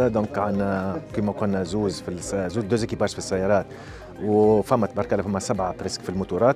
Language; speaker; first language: Arabic; native; Arabic